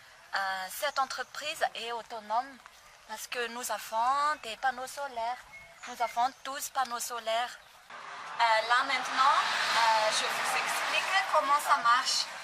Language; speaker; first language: French; non-native, local second language; Malagasy